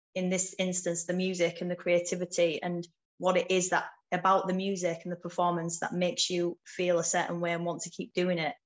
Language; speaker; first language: English; native; English